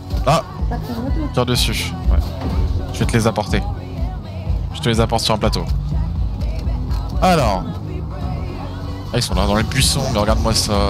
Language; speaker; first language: French; native; French